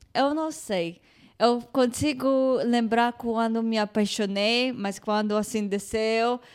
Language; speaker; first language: Portuguese; non-native, fluent; Hebrew